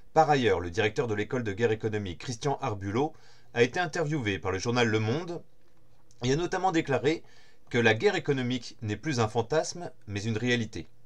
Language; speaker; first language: French; native; French